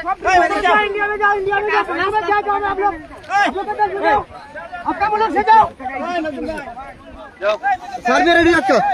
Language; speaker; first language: Hindi; non-native, learner; Bangla